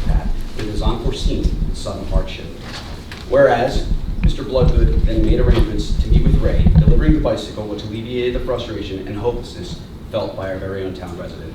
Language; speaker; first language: English; native; English